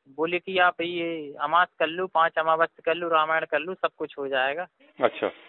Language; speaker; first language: Hindi; native; Hindi